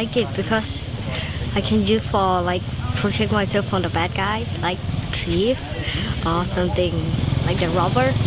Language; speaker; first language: English; non-native, learner; Thai